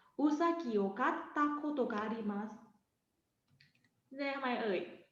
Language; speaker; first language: Japanese; non-native, fluent; Thai